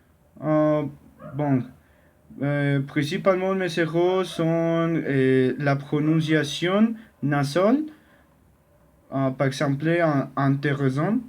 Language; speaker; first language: French; non-native, learner; Spanish